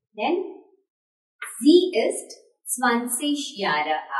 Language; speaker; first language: German; non-native, fluent; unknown